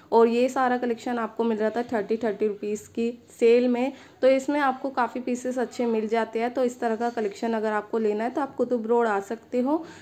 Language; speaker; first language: Hindi; native; Hindi